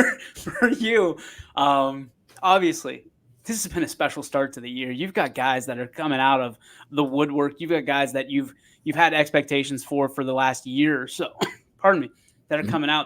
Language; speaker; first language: English; native; English